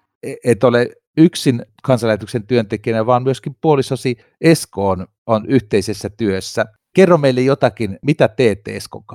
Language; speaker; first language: Finnish; native; Finnish